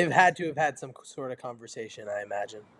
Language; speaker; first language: English; native; English